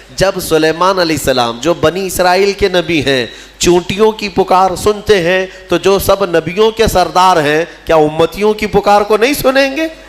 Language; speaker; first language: Urdu; native; Urdu